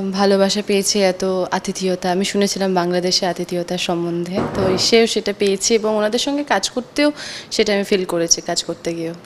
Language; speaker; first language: Bangla; native; Bangla